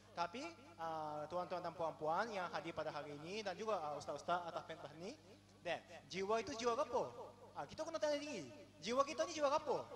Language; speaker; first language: Malay; non-native, fluent; Japanese